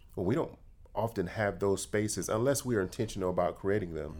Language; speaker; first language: English; native; English